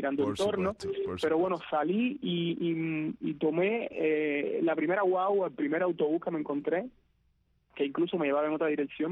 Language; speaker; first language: Spanish; native; Spanish